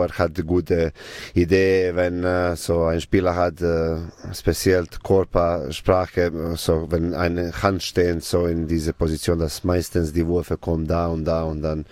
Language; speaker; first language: German; non-native, fluent; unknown